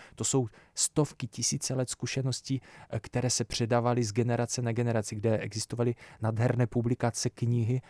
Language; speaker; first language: Czech; early bilingual, other home language; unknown